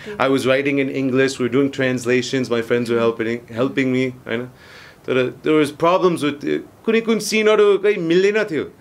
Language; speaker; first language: Nepali; non-native, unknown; English